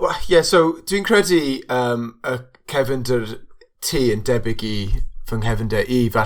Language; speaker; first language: Welsh; non-native, local second language; English